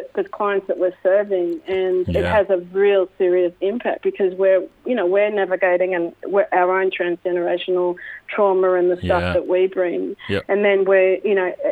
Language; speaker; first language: English; native; English